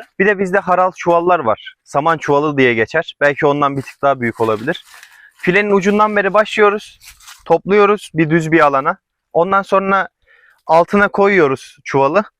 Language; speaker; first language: Turkish; native; Turkish